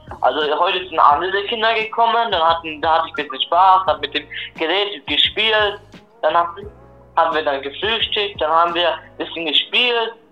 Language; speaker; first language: German; early bilingual, other home language; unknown